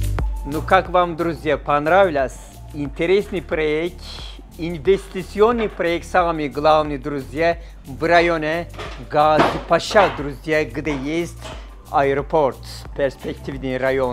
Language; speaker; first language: Russian; non-native, fluent; Turkish